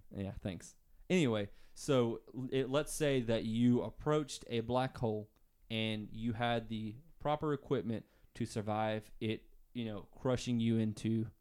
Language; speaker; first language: English; native; English